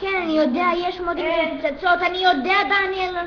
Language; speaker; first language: Hebrew; early bilingual, other home language; Russian